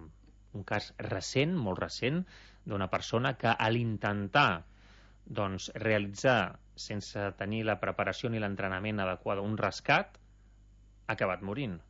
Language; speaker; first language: Catalan; native; Catalan